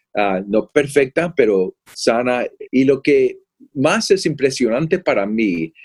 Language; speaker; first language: Spanish; early bilingual, heritage; Spanish